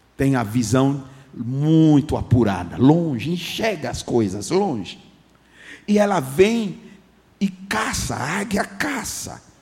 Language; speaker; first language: Portuguese; non-native, fluent; English